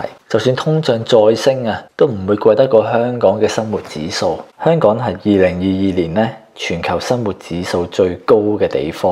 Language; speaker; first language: Cantonese; native; Cantonese